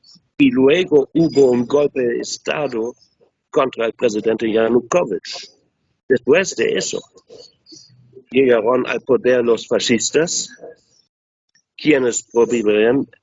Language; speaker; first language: Spanish; non-native, learner; German